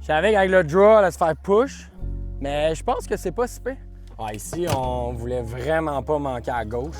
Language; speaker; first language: French; native; French